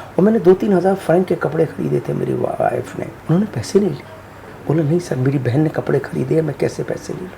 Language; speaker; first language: Hindi; native; Hindi